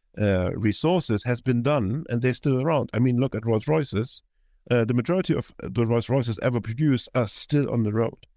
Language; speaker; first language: English; non-native, fluent; German